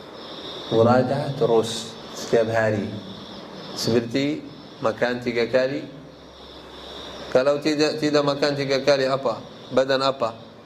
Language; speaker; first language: Indonesian; non-native, learner; Arabic